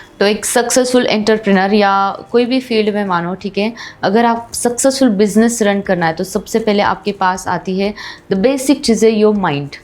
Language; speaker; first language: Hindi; non-native, local second language; Marathi